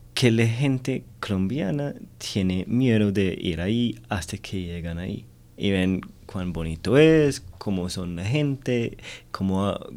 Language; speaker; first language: Spanish; non-native, fluent; English